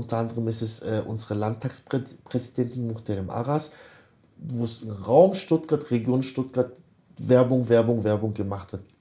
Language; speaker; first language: German; early bilingual, other home language; Kurdish